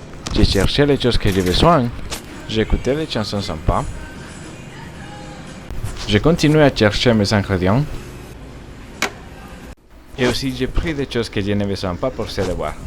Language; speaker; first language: French; non-native, learner; Spanish